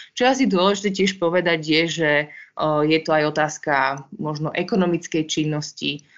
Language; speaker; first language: Slovak; native; Slovak